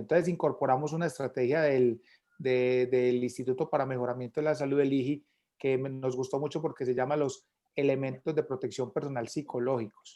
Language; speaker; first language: Spanish; native; Spanish